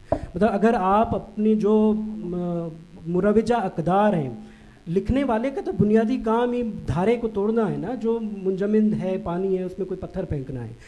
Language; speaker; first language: Urdu; non-native, local second language; Baluchi